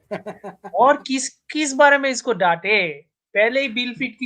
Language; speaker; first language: Hindi; native; Hindi